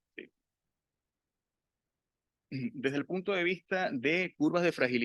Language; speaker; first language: Spanish; native; Spanish